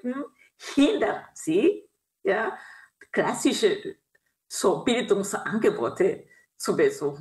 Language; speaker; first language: German; non-native, fluent; Kinyarwanda